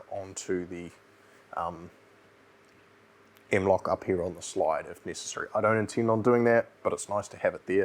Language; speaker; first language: English; native; English